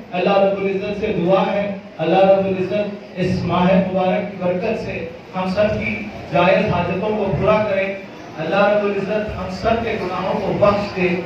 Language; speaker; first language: Urdu; native; Urdu